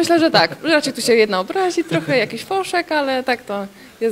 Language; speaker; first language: Polish; native; Polish